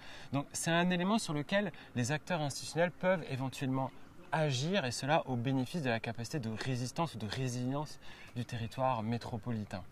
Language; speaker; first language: French; native; French